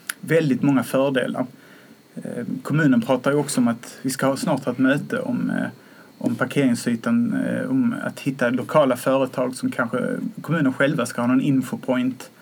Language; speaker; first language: Swedish; native; Swedish